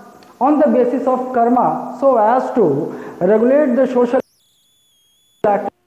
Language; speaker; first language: English; non-native, local second language; Hindi